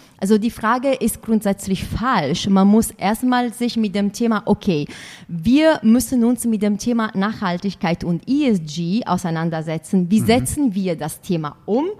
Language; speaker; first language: German; non-native, fluent; Italian